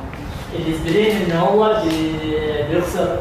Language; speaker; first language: Arabic; native; Arabic